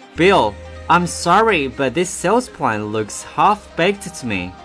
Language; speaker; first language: English; non-native, fluent; Chinese